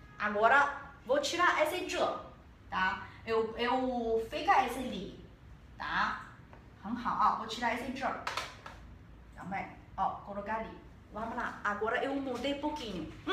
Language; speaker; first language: Portuguese; non-native, learner; Chinese